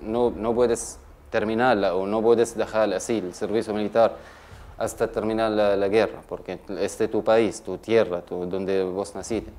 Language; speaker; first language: Spanish; non-native, learner; Arabic